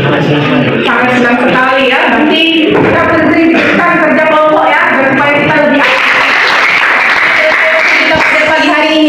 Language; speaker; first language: Indonesian; native; Indonesian